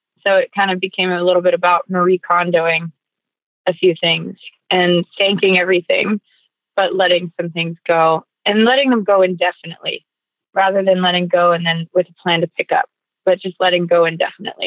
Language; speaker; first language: English; native; English